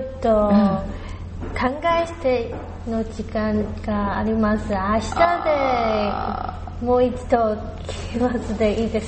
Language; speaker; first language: Japanese; non-native, learner; Chinese